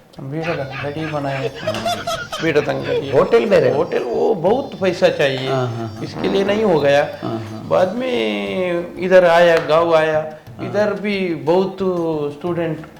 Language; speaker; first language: Hindi; non-native, local second language; Kannada